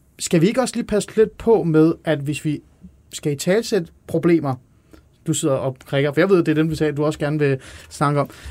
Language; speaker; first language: Danish; early bilingual, other home language; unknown